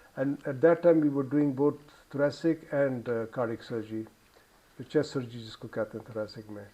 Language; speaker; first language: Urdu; non-native, local second language; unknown